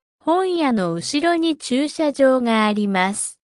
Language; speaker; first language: Japanese; non-native, fluent; Korean